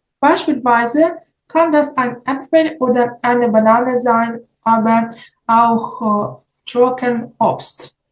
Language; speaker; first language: German; non-native, learner; Ukrainian